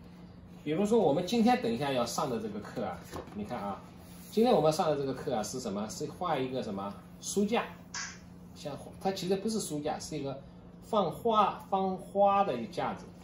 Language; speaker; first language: Chinese; native; Chinese